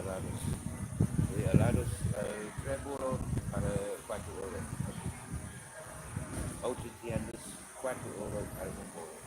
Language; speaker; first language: Spanish; non-native, learner; English